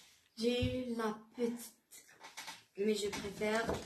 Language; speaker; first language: French; non-native, local second language; Arabic